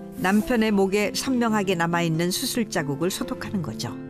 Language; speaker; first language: Korean; native; Korean